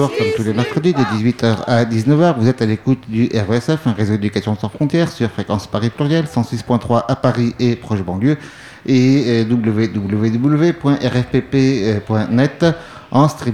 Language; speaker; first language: French; native; French